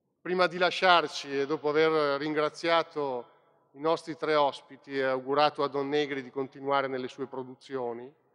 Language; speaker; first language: Italian; native; Italian